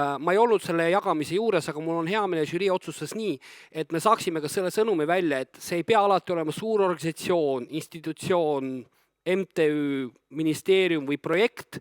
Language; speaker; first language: Estonian; native; Estonian